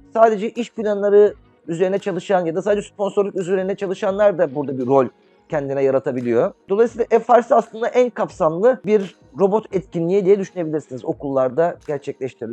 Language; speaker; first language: Turkish; native; Turkish